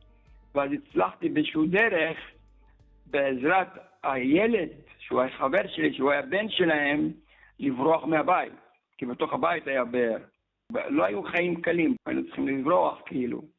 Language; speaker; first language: Hebrew; early bilingual, other home language; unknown